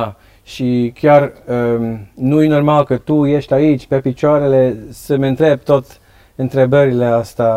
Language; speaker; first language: Romanian; non-native, learner; Dutch